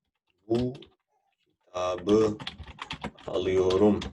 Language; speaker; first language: Turkish; non-native, fluent; Urdu